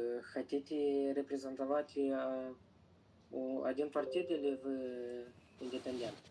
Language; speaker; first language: Russian; non-native, local second language; Romanian